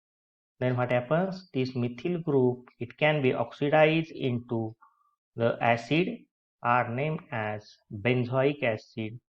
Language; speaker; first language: English; non-native, local second language; Marathi